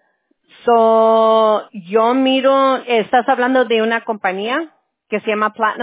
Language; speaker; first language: Spanish; early bilingual, heritage; Spanish